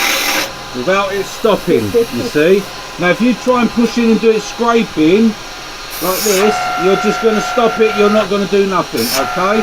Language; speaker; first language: English; native; English